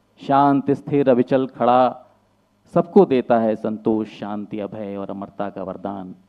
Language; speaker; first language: Hindi; native; Hindi